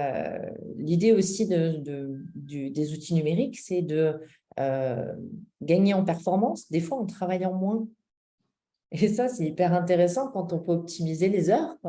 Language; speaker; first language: French; native; French